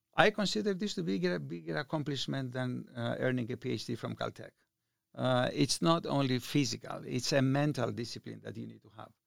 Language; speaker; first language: English; non-native, fluent; Greek